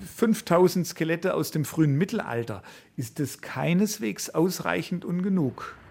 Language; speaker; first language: German; native; German